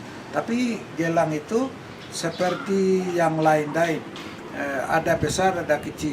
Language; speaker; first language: Indonesian; non-native, local second language; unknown